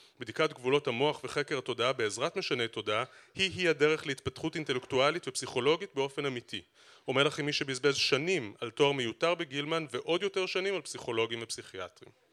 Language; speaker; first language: Hebrew; native; Hebrew